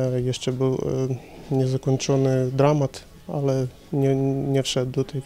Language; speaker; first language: Polish; non-native, fluent; Ukrainian